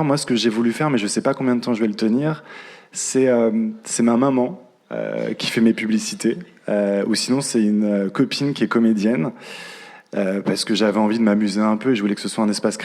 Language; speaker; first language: French; native; French